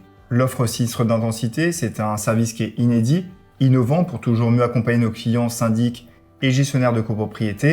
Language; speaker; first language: French; native; French